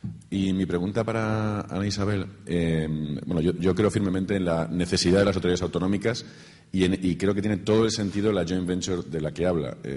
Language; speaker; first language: Spanish; native; Spanish